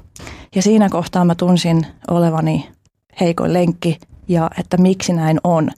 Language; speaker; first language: Finnish; early bilingual, other home language; Albanian